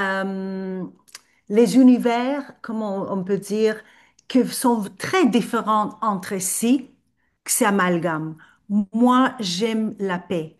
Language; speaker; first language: French; non-native, fluent; Turkish